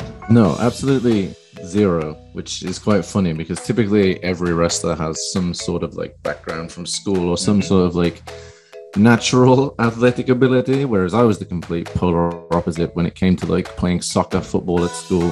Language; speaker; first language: English; native; English